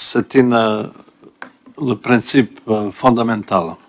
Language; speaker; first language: French; non-native, learner; Bosnian